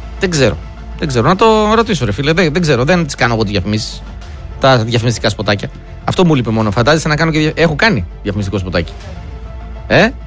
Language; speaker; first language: Greek; native; Greek